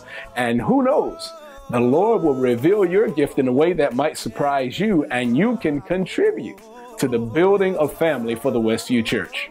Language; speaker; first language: English; native; English